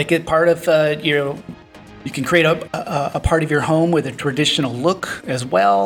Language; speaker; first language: English; native; English